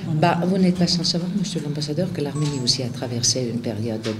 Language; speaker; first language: French; non-native, fluent; Armenian